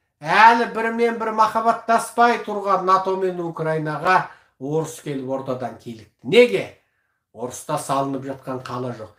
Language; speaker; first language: Kazakh; early bilingual, heritage; Kazakh